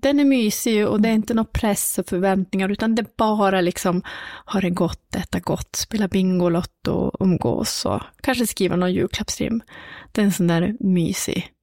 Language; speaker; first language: Swedish; native; Swedish